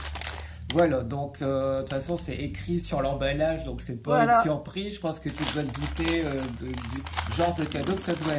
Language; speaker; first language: French; native; French